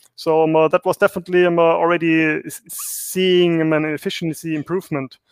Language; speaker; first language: English; non-native, fluent; German